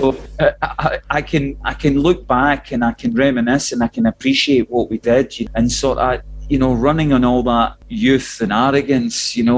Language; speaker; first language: English; native; English